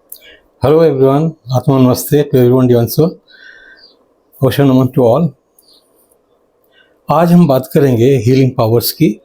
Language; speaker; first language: Hindi; native; Hindi